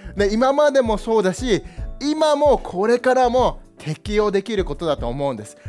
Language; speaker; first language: Japanese; early bilingual, other home language; English